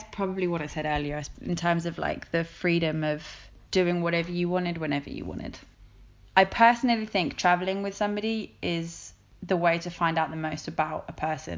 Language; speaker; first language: English; native; English